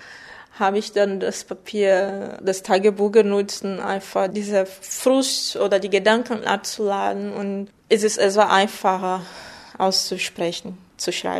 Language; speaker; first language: German; non-native, fluent; Portuguese